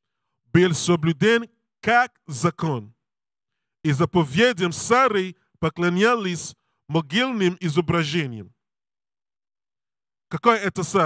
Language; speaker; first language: Russian; non-native, learner; English